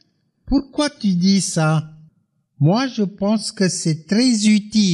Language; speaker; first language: French; non-native, fluent; Tamil